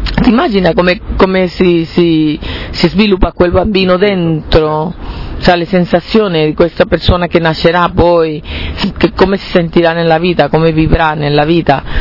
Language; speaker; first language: Italian; non-native, fluent; Spanish